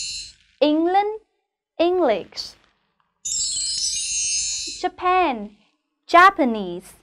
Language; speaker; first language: English; non-native, learner; Vietnamese